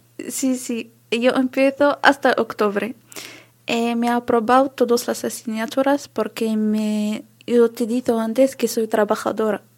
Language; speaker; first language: Spanish; non-native, learner; Arabic